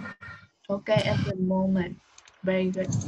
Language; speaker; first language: English; non-native, learner; Vietnamese